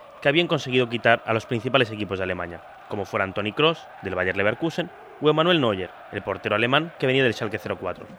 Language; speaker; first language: Spanish; native; Spanish